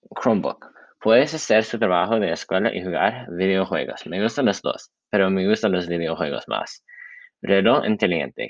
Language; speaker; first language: Spanish; non-native, learner; English